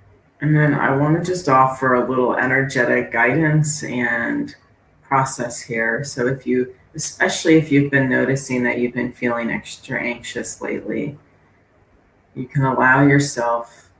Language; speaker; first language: English; native; English